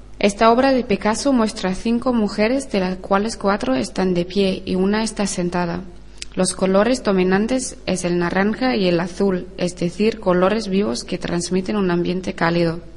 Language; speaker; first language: Spanish; non-native, learner; German